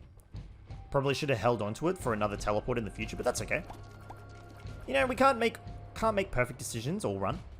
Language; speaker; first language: English; native; English